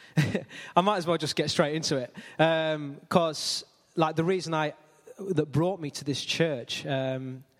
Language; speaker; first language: English; native; English